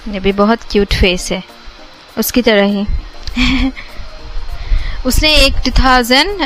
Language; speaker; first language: Hindi; non-native, local second language; Bangla